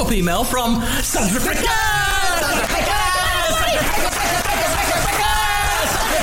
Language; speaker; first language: English; native; English